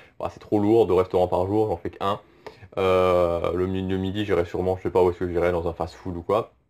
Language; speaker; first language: French; native; French